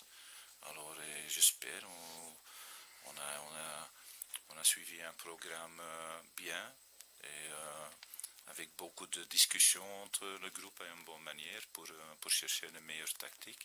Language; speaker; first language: French; non-native, fluent; Dutch